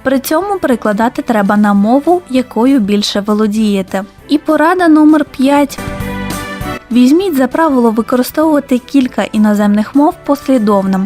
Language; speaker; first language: Ukrainian; native; Ukrainian